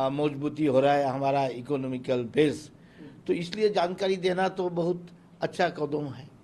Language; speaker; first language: Hindi; non-native, local second language; Bangla